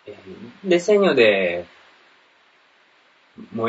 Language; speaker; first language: Spanish; non-native, learner; Japanese